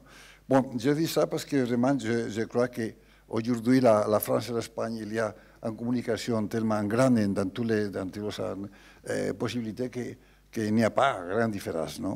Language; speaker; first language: French; non-native, learner; Spanish